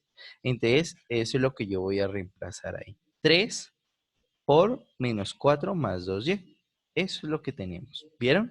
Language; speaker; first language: Spanish; native; Spanish